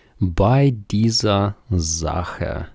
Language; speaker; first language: German; non-native, fluent; Ukrainian